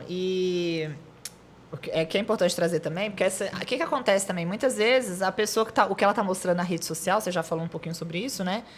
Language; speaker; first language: Portuguese; native; Portuguese